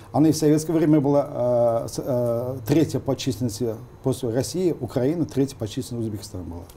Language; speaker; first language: Russian; non-native, local second language; Uzbek